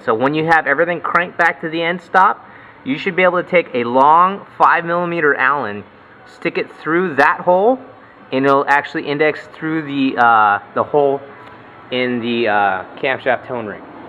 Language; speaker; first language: English; native; English